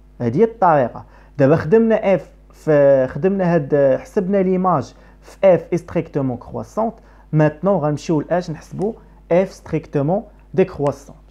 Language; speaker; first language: Arabic; native; Arabic